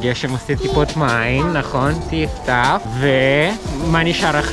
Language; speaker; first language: Hebrew; native; Hebrew